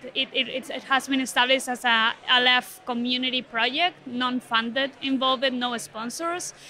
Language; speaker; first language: English; non-native, fluent; Spanish